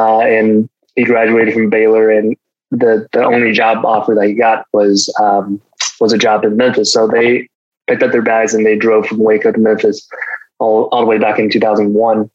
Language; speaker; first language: English; early bilingual, other home language; Chinese